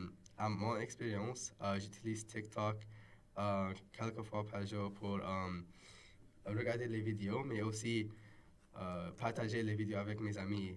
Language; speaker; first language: French; non-native, local second language; English